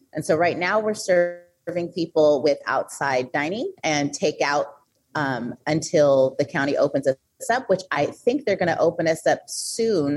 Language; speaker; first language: English; native; English